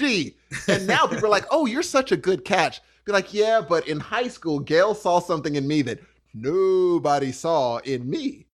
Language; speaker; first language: English; native; English